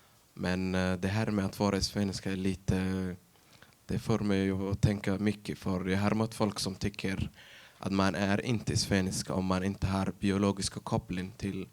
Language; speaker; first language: Swedish; non-native, fluent; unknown